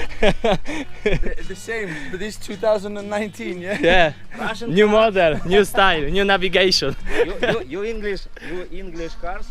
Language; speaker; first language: English; non-native, learner; Polish